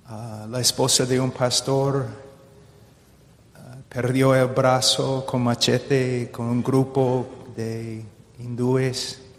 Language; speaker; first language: Spanish; non-native, fluent; English